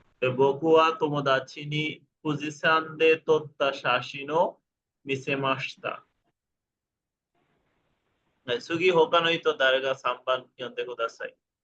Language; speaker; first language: Japanese; non-native, fluent; Bangla